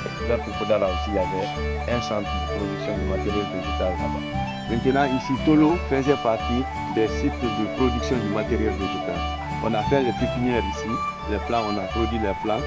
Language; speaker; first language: French; non-native, local second language; Fula